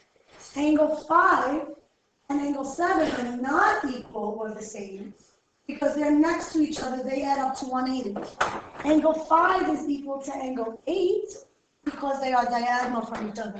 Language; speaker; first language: English; native; English